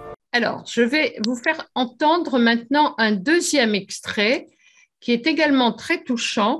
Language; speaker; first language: French; native; French